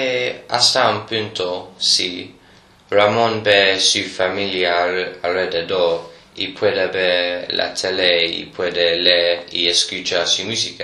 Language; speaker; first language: Spanish; non-native, learner; English